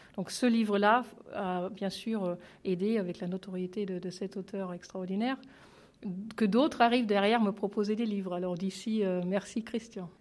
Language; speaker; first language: French; non-native, fluent; German